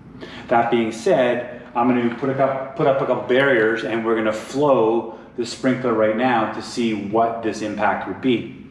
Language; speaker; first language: English; native; English